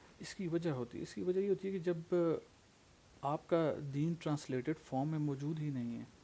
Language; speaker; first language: Urdu; non-native, local second language; Punjabi